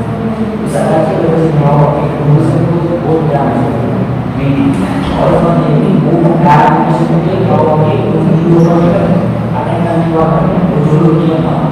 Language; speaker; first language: Hindi; non-native, local second language; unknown